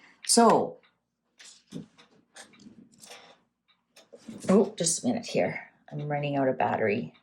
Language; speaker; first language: English; native; English